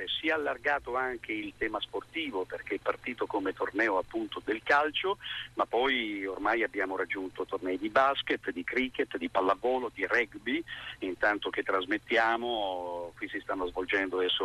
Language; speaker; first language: Italian; native; Italian